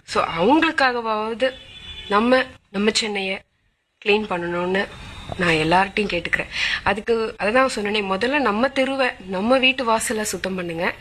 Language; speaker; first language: Tamil; non-native, local second language; Malayalam